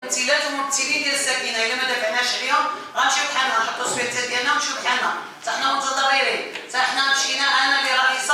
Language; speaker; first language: Arabic; native; Arabic